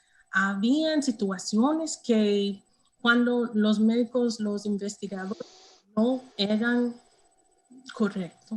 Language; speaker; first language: Spanish; non-native, learner; English